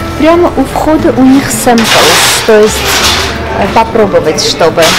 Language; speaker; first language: Russian; non-native, fluent; Armenian